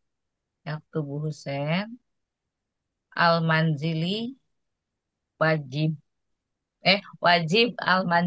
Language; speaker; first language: Arabic; non-native, learner; Indonesian